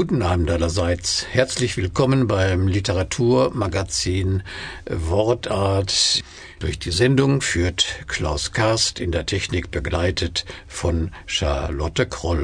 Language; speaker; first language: German; native; German